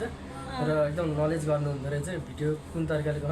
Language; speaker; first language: Nepali; native; Nepali